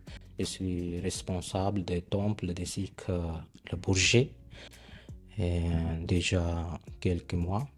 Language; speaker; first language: French; non-native, learner; Punjabi